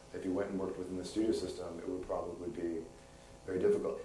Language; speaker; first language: English; native; English